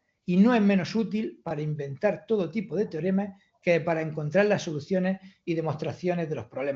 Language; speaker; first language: Spanish; native; Spanish